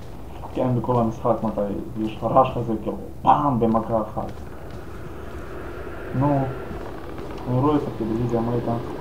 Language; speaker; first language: Hebrew; non-native, fluent; Russian